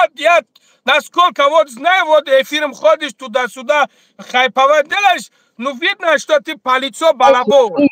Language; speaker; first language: Russian; non-native, learner; Tajik